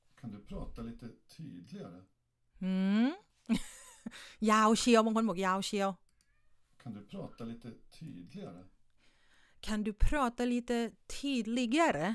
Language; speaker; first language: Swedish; non-native, fluent; Thai